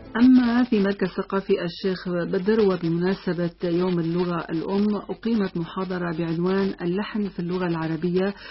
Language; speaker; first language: Arabic; native; Arabic